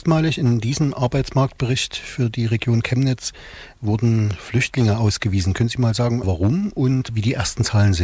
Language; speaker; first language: German; native; German